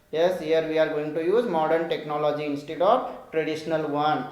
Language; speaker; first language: English; non-native, local second language; Kannada